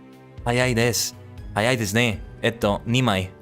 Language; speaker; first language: Japanese; non-native, learner; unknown